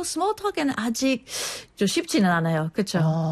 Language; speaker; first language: Korean; non-native, fluent; English